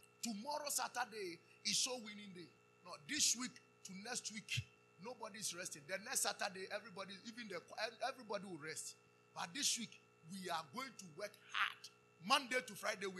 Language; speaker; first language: English; non-native, local second language; Akan